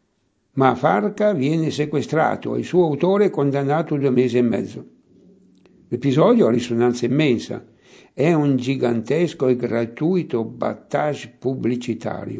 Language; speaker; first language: Italian; native; Italian